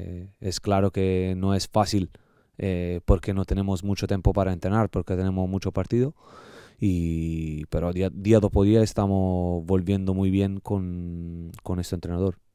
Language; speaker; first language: Spanish; non-native, learner; Italian